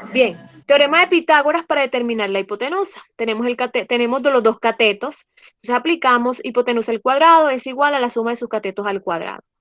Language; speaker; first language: Spanish; native; Spanish